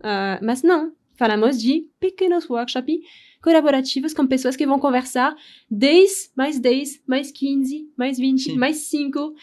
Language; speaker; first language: Portuguese; non-native, learner; French